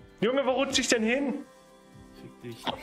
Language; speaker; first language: German; native; German